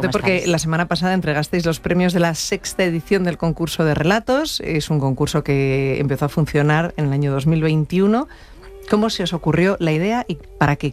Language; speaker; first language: Spanish; native; Spanish